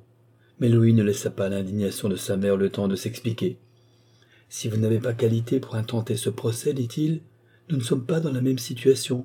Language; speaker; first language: French; native; French